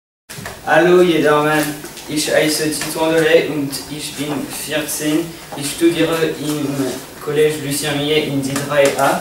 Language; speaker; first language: German; non-native, learner; French